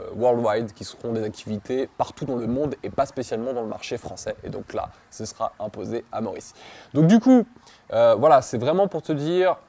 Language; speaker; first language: French; native; French